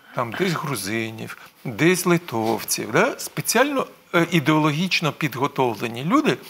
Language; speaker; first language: Ukrainian; non-native, local second language; Russian